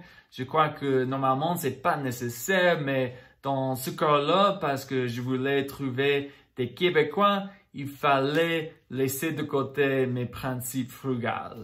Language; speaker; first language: French; non-native, fluent; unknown